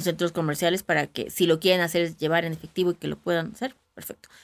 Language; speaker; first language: Spanish; native; Spanish